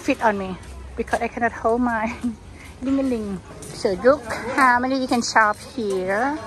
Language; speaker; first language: English; non-native, learner; Thai